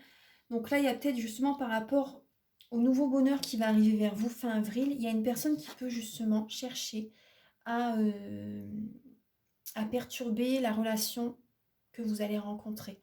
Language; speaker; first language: French; native; French